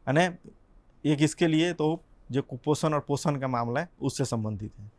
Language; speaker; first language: Hindi; non-native, local second language; Gujarati